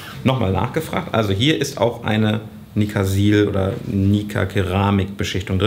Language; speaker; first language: German; native; German